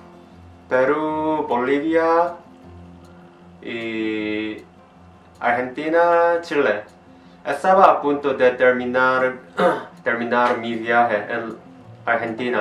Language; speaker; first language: Spanish; non-native, learner; Korean